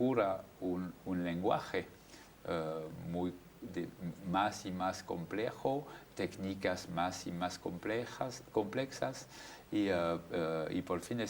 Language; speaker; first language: Spanish; non-native, fluent; French